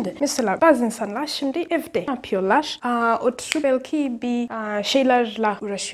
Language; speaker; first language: Turkish; non-native, learner; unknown